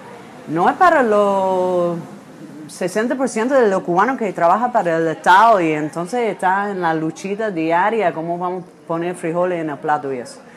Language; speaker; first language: Spanish; non-native, fluent; English